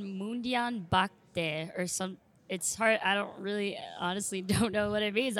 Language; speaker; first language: English; native; English